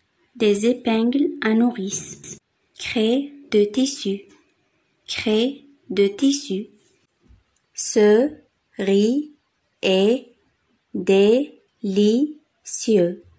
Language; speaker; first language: French; non-native, fluent; Arabic